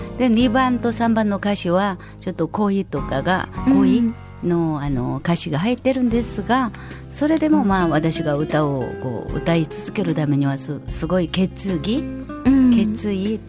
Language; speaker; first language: Japanese; non-native, fluent; Korean